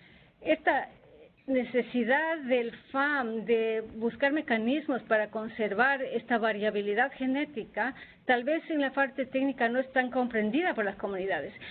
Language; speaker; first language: Spanish; native; Spanish